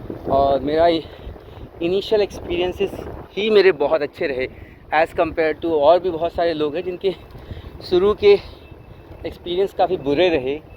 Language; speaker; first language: Hindi; native; Hindi